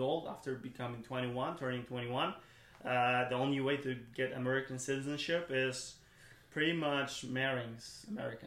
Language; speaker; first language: English; non-native, fluent; German